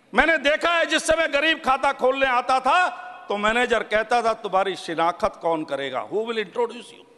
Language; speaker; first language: Hindi; native; Hindi